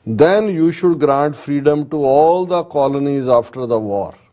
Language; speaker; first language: English; non-native, local second language; Punjabi